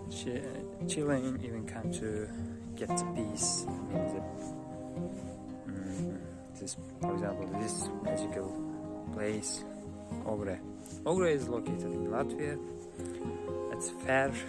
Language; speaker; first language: English; non-native, learner; Uzbek